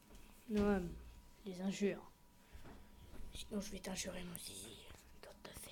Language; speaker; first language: French; native; French